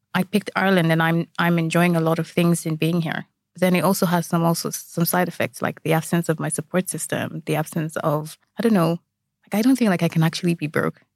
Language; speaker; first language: English; non-native, local second language; Igbo